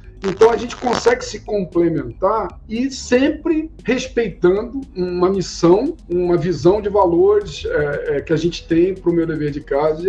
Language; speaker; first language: Portuguese; native; Portuguese